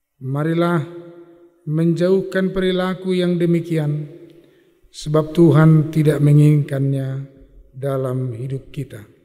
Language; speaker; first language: Indonesian; non-native, local second language; Batak Toba